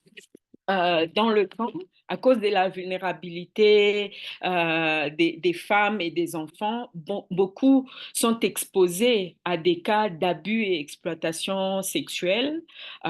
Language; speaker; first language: French; non-native, local second language; Swahili